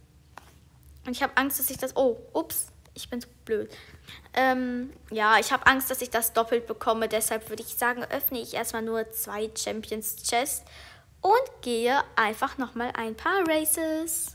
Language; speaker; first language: German; native; German